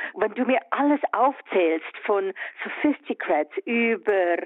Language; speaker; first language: German; early bilingual, other home language; Swiss German